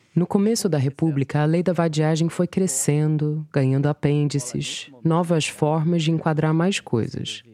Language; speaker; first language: Portuguese; non-native, fluent; English